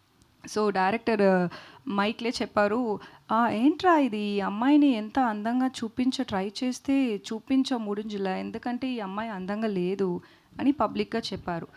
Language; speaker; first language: Telugu; non-native, fluent; Tamil